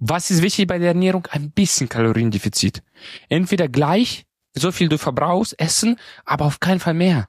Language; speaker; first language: German; native; German